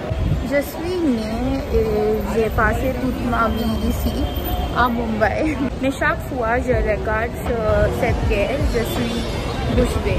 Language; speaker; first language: French; non-native, fluent; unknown